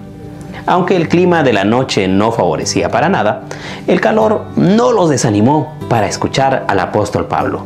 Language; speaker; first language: Spanish; native; Spanish